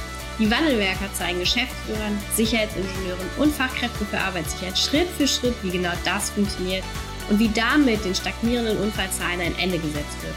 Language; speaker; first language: German; native; German